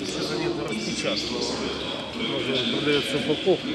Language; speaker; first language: Russian; non-native, local second language; Ukrainian